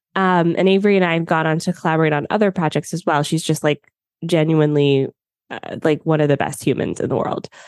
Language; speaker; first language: English; native; English